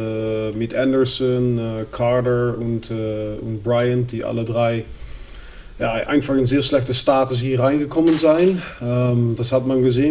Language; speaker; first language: German; non-native, fluent; Dutch